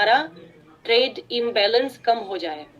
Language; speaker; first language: Hindi; non-native, fluent; Russian